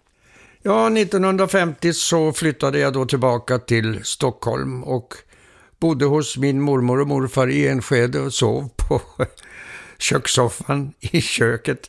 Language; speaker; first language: Swedish; early bilingual, heritage; Swedish